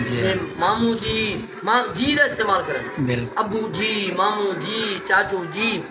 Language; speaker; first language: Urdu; non-native, local second language; Saraiki